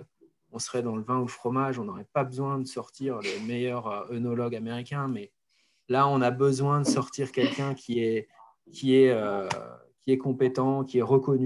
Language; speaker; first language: French; native; French